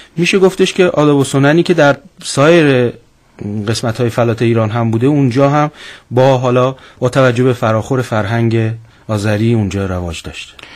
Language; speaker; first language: Persian; non-native, local second language; Azerbaijani